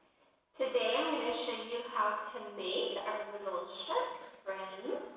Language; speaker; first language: English; non-native, fluent; Indonesian